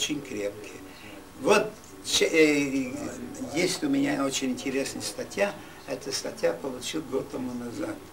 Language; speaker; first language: Russian; non-native, local second language; Yiddish